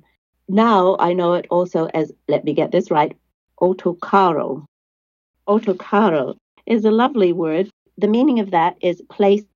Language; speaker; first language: English; native; English